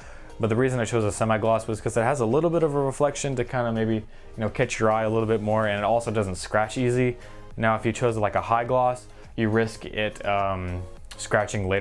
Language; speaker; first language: English; native; English